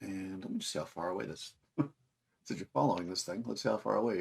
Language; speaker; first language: English; native; English